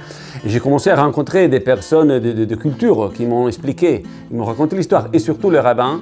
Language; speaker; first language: French; non-native, learner; Italian